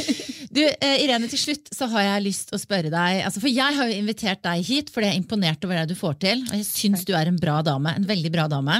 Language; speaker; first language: Norwegian; native; Norwegian